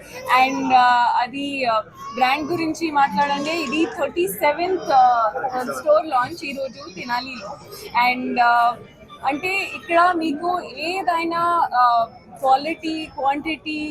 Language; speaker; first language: Telugu; non-native, learner; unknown